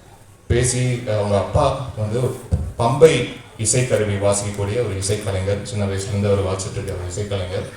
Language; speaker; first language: Tamil; native; Tamil